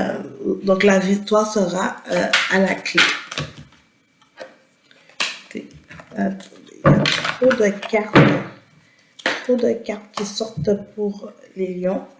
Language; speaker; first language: French; native; French